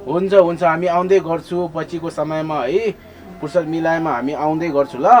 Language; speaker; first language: Nepali; non-native, local second language; Tibetan